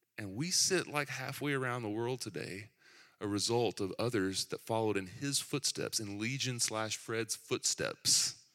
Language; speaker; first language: English; native; English